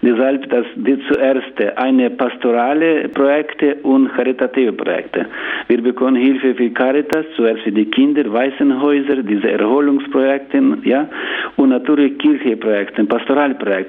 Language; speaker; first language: German; non-native, learner; Ukrainian